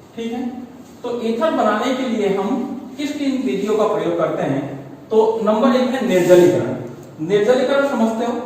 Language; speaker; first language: Hindi; native; Hindi